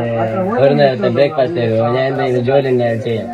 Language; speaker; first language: Malayalam; non-native, learner; Kannada